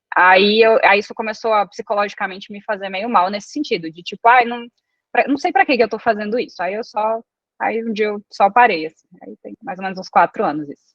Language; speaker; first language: Portuguese; early bilingual, other home language; Italian